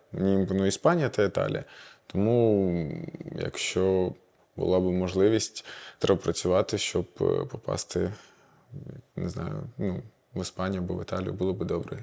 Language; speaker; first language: Ukrainian; non-native, local second language; Russian